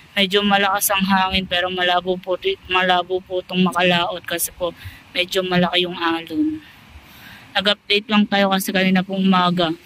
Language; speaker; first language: Filipino; native; Filipino